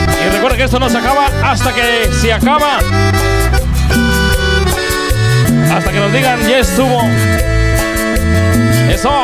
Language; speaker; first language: Spanish; native; Spanish